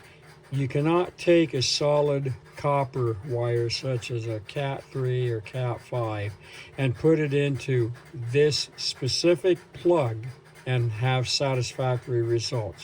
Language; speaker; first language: English; native; English